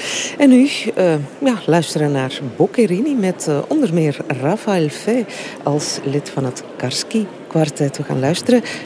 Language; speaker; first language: Dutch; native; Dutch